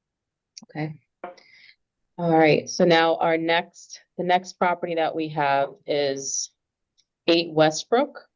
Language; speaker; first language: English; native; English